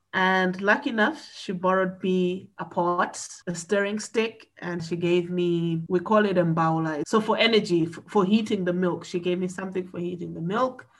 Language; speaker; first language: English; non-native, local second language; Nyanja